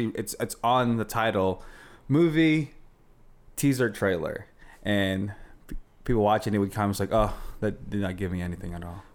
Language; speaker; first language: English; non-native, local second language; Filipino